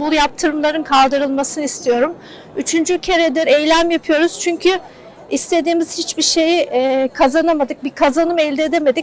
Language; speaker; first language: Turkish; non-native, local second language; Kurdish